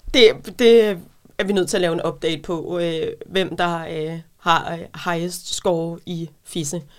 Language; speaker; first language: Danish; native; Danish